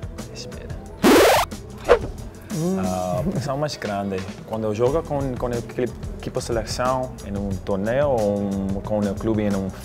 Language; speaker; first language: Portuguese; non-native, learner; English